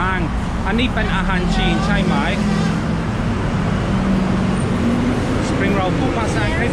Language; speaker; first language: Thai; non-native, learner; English